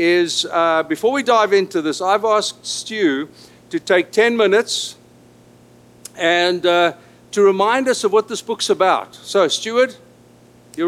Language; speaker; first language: English; non-native, local second language; Afrikaans